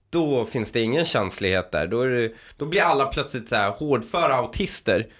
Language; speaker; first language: Swedish; early bilingual, other home language; Persian